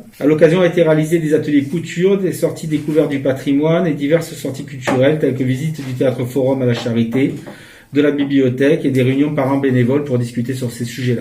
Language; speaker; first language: French; native; French